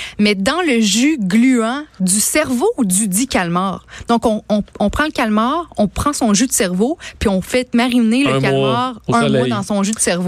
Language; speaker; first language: French; native; French